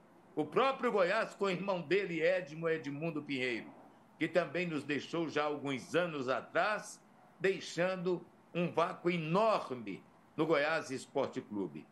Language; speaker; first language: Portuguese; native; Portuguese